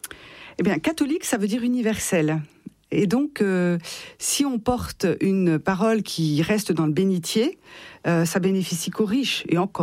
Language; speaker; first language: French; native; French